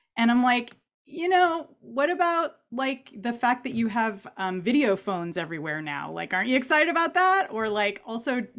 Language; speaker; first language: English; native; English